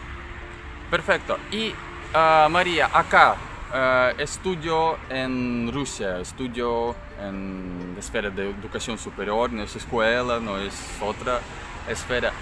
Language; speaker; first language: Spanish; non-native, learner; Russian